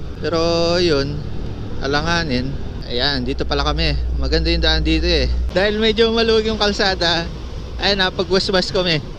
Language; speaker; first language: Filipino; non-native, local second language; Pampanga